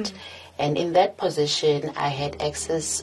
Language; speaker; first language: English; non-native, local second language; Southern Sotho